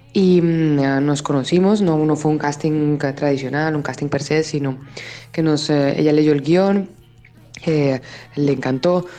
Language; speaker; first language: Spanish; native; Spanish